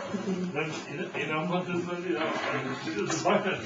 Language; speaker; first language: Turkish; native; Turkish